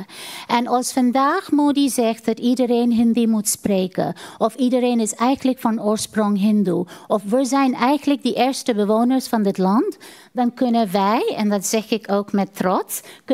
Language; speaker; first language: Dutch; non-native, fluent; Tamil